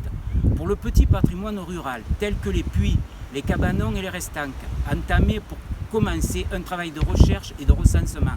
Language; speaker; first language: French; native; French